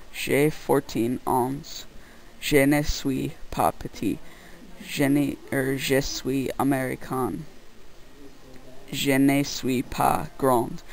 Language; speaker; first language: French; non-native, learner; English